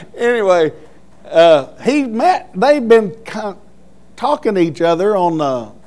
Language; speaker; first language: English; native; English